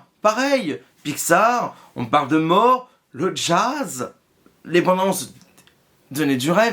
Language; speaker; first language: French; native; French